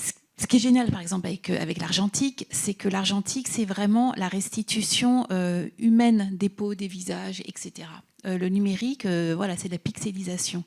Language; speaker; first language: French; native; French